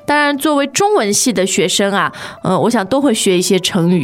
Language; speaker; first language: Chinese; native; Chinese